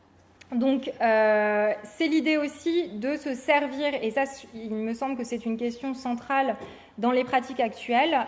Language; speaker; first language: French; native; French